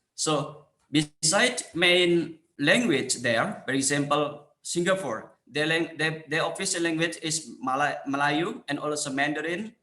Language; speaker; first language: English; non-native, fluent; Indonesian